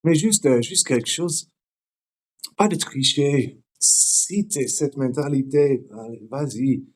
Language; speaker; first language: French; non-native, learner; English